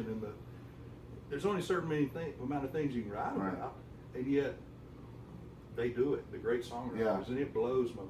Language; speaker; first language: English; native; English